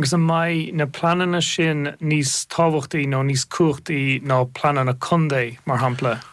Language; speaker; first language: Irish; native; Irish